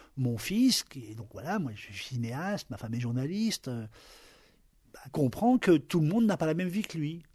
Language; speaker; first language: French; native; French